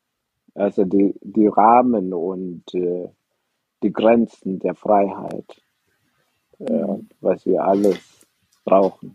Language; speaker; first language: German; non-native, fluent; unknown